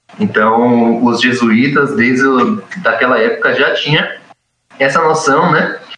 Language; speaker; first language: Portuguese; native; Portuguese